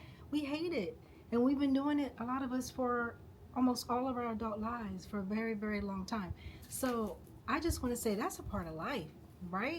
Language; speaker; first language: English; native; English